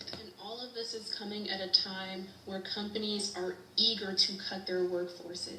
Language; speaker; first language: English; native; English